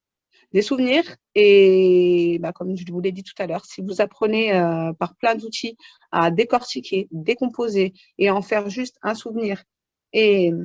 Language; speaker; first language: French; native; French